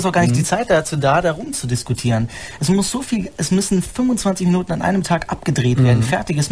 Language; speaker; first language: German; native; German